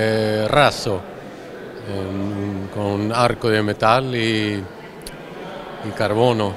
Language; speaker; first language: Spanish; non-native, learner; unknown